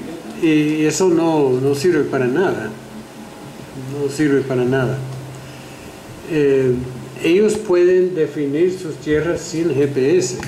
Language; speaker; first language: Spanish; non-native, fluent; English